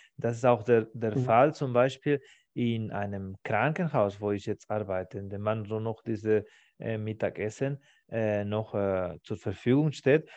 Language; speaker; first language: German; non-native, fluent; Spanish